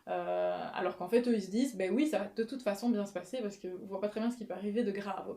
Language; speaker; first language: French; native; French